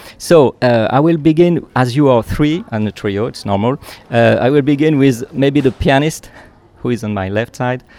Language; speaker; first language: English; non-native, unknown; French